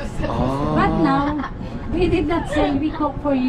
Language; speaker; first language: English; non-native, learner; Filipino